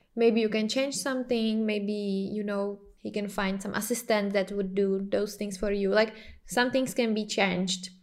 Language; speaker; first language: English; non-native, fluent; Czech